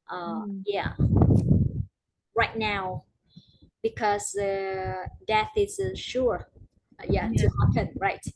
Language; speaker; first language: English; non-native, learner; Vietnamese